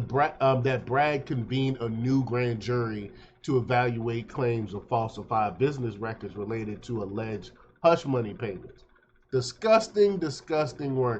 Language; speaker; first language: English; native; English